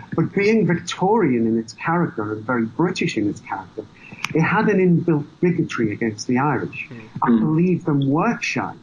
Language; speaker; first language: English; native; English